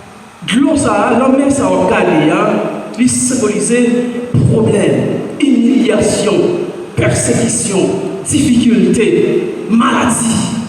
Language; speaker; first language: French; non-native, local second language; Haitian Creole